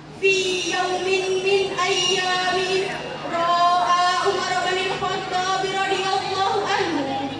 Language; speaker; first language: Arabic; non-native, learner; Indonesian